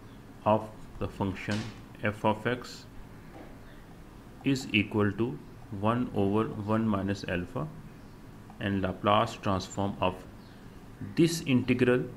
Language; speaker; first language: English; non-native, local second language; Urdu